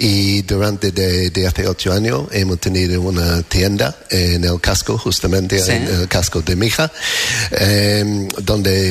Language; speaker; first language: Spanish; non-native, fluent; English